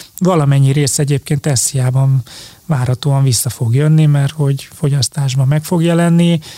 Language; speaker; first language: Hungarian; native; Hungarian